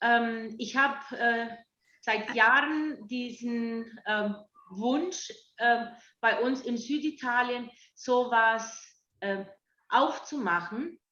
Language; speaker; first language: German; non-native, fluent; Italian